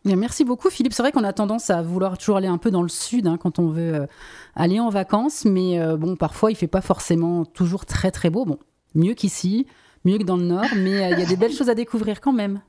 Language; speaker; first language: French; native; French